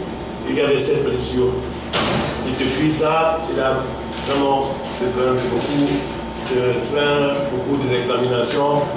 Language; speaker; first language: French; non-native, fluent; German